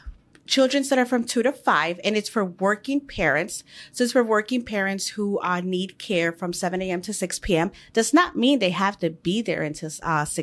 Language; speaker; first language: English; native; English